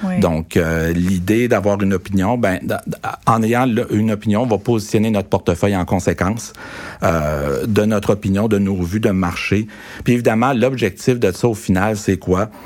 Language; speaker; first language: French; native; French